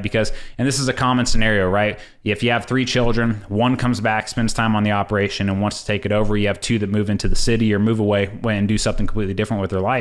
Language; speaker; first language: English; native; English